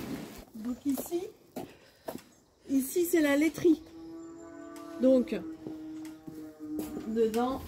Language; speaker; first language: French; native; French